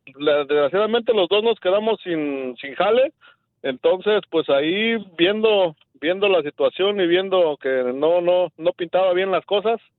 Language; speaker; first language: Spanish; native; Spanish